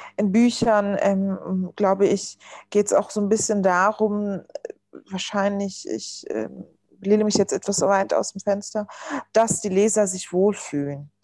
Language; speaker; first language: German; early bilingual, other home language; Turkish